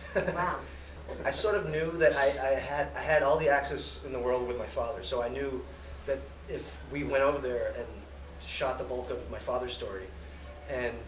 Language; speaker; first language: English; native; English